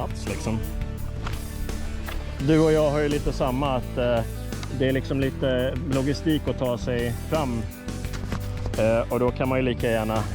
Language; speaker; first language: Swedish; native; Swedish